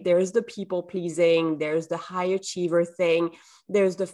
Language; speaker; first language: English; non-native, fluent; French